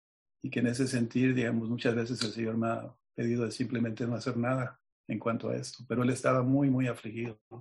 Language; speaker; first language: Spanish; native; Spanish